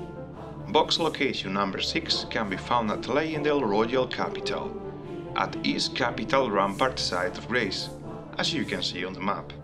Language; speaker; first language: English; non-native, fluent; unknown